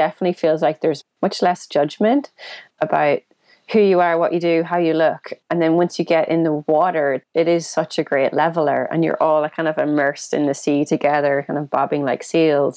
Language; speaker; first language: English; native; English